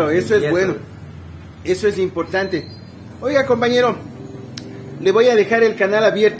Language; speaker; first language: Spanish; native; Spanish